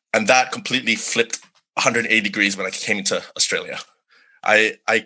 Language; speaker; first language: English; non-native, local second language; Malay